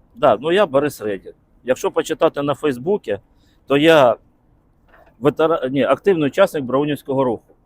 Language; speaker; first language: Ukrainian; non-native, local second language; Russian